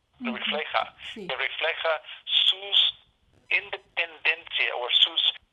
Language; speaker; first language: Spanish; non-native, learner; English